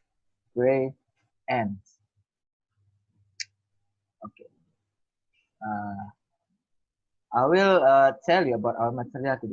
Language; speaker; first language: English; non-native, learner; Indonesian